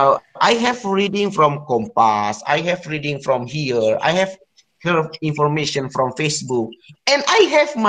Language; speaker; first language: English; non-native, learner; Indonesian